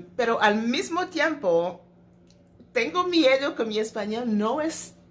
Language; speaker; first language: Spanish; non-native, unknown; English